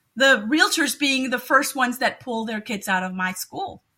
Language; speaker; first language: English; non-native, fluent; German